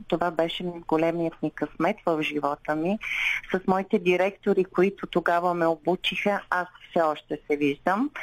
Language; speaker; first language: Bulgarian; non-native, local second language; Turkish